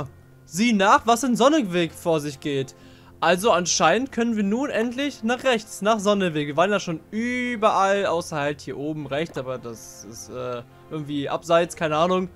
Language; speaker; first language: German; native; German